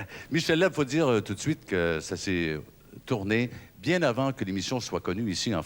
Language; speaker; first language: French; native; French